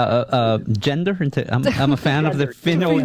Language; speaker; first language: English; native; English